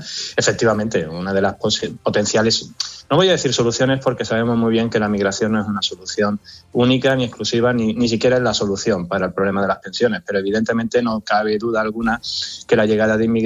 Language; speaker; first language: Spanish; native; Spanish